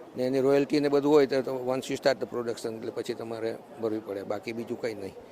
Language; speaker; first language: Gujarati; early bilingual, heritage; Gujarati